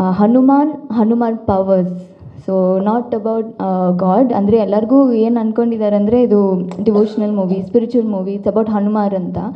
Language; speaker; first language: Kannada; non-native, local second language; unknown